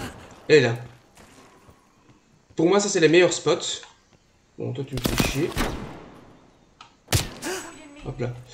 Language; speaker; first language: French; native; French